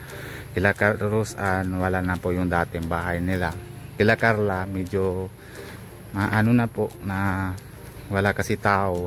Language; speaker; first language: Filipino; non-native, local second language; Bikol